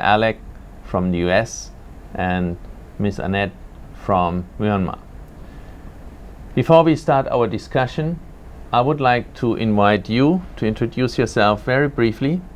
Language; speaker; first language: English; non-native, fluent; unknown